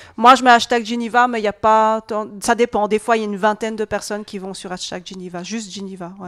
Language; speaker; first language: French; native; French